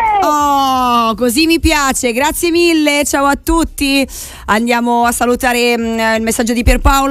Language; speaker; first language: Italian; native; Italian